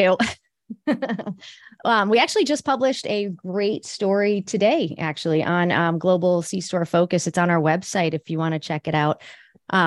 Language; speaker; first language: English; native; English